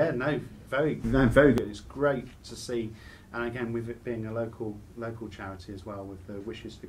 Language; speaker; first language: English; native; English